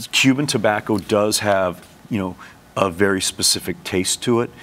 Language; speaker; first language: English; native; English